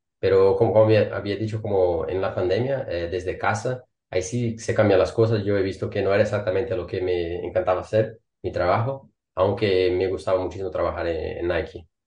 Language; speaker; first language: Spanish; non-native, fluent; Portuguese